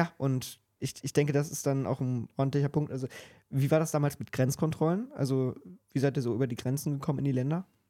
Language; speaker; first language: German; native; German